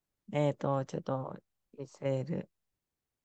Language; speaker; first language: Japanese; non-native, fluent; Khmer